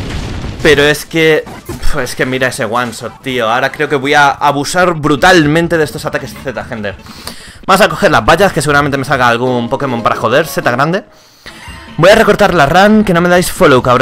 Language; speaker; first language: Spanish; native; Spanish